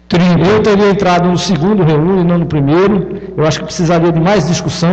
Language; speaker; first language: Portuguese; native; Portuguese